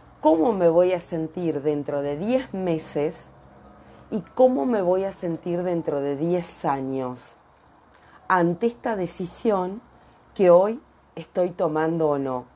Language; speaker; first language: Spanish; native; Spanish